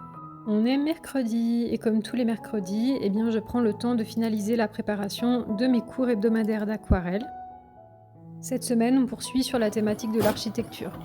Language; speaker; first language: French; native; French